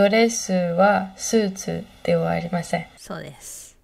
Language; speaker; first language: Japanese; non-native, learner; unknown